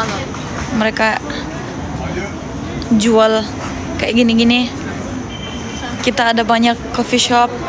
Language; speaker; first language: Indonesian; non-native, learner; Turkish